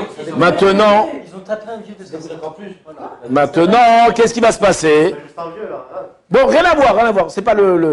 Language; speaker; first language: French; native; French